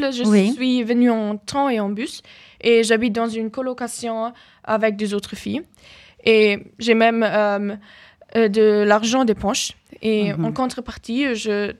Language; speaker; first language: French; non-native, fluent; German